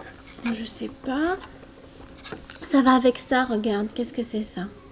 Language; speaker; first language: French; native; French